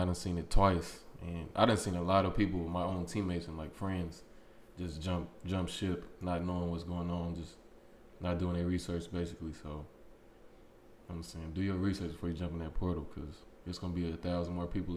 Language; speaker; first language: English; native; English